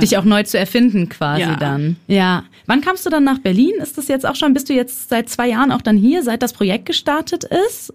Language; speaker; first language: German; native; German